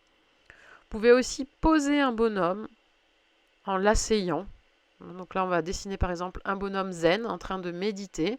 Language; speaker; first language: French; native; French